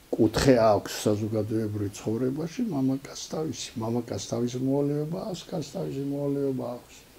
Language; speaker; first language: Georgian; non-native, local second language; Chechen